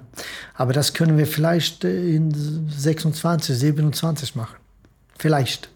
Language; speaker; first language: German; non-native, fluent; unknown